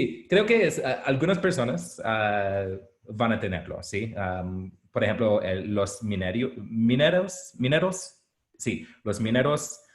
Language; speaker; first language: Spanish; non-native, learner; English